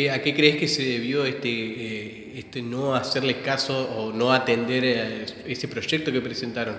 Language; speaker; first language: Spanish; native; Spanish